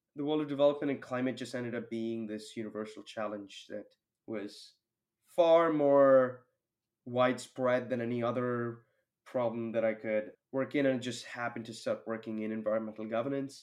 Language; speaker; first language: English; non-native, local second language; Hindi